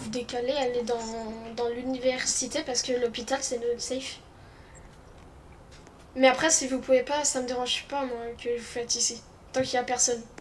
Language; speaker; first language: French; native; French